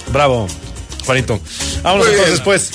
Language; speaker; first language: Spanish; native; Spanish